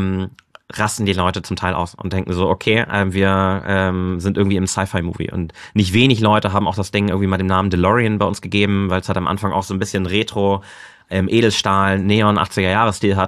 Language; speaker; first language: German; native; German